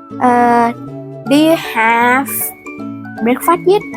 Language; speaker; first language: English; non-native, learner; Thai